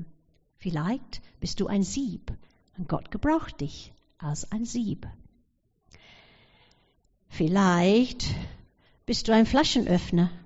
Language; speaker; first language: German; non-native, fluent; English